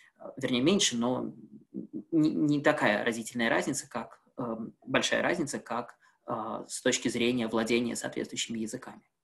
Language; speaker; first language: Russian; native; Russian